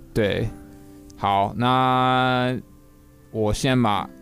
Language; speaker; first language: Chinese; non-native, fluent; English